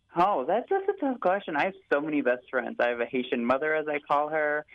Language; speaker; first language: English; native; English